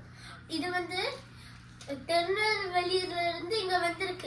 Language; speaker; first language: Tamil; early bilingual, heritage; Tamil